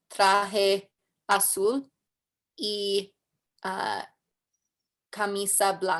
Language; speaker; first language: Spanish; non-native, learner; English